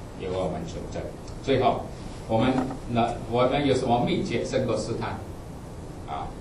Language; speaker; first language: Chinese; non-native, fluent; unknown